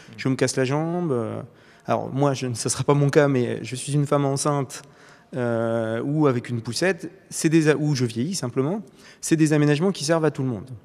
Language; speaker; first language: French; native; French